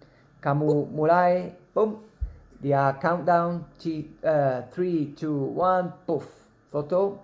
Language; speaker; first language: Indonesian; non-native, learner; Dutch